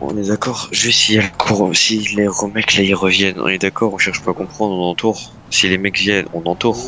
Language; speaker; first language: French; native; French